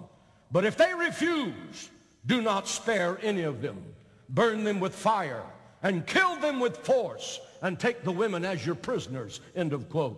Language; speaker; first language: English; native; English